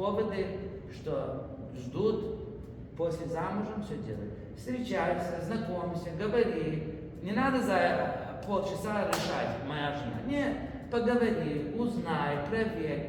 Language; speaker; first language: Russian; early bilingual, heritage; Russian